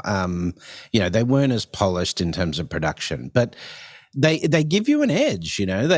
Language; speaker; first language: English; native; English